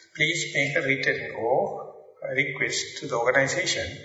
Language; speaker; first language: English; non-native, local second language; Sinhala